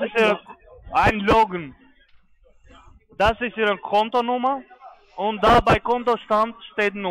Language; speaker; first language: German; non-native, fluent; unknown